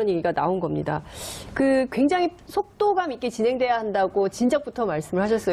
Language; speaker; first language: Korean; native; Korean